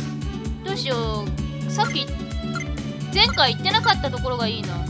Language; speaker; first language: Japanese; native; Japanese